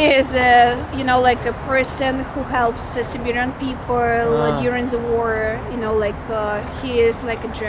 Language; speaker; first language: English; non-native, fluent; Russian